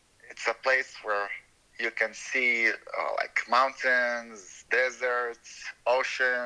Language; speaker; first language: English; non-native, fluent; Arabic